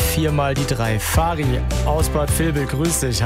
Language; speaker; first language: German; native; German